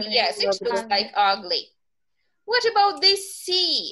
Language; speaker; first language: English; non-native, fluent; Russian